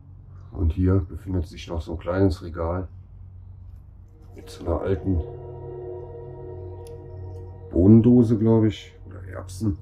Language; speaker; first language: German; native; German